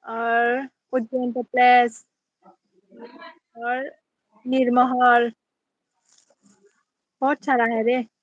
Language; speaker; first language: Hindi; non-native, local second language; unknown